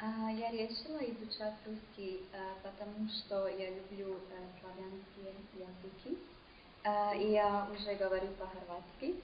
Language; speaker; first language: Russian; non-native, learner; English